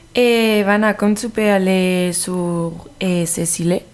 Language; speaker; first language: French; non-native, fluent; Greek